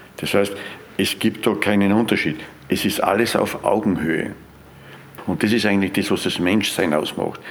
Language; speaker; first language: German; native; German